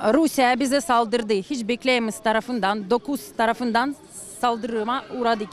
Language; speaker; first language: Turkish; non-native, learner; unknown